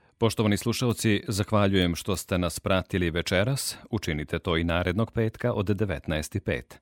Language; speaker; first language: Serbian; native; Serbian